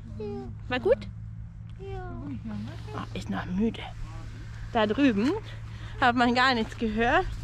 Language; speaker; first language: German; native; German